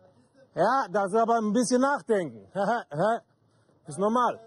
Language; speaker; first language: German; native; German